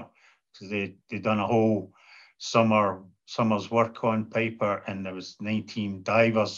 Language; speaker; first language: English; native; English